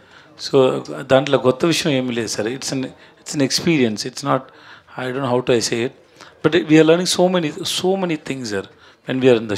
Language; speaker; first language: Telugu; non-native, learner; Tamil